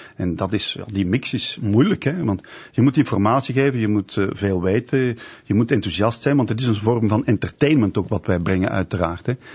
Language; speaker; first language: Dutch; native; Dutch